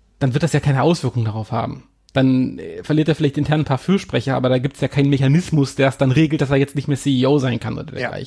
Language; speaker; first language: German; native; German